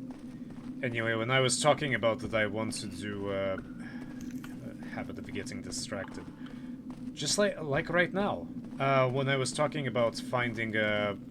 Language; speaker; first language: English; native; English